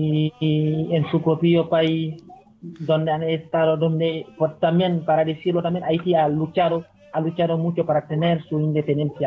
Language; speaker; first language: Spanish; non-native, learner; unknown